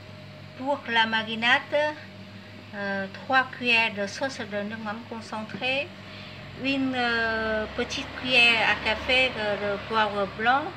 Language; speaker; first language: French; non-native, fluent; Vietnamese